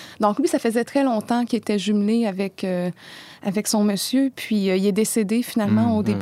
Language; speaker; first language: French; native; French